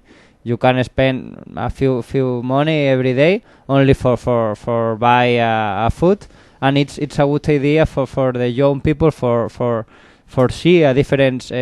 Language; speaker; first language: English; non-native, learner; Spanish